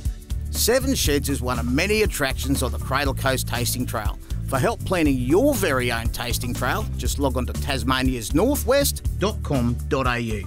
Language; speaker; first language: English; native; English